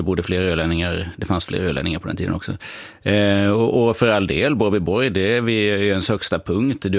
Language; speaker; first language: Swedish; native; Swedish